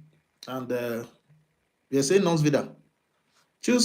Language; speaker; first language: German; non-native, learner; Yoruba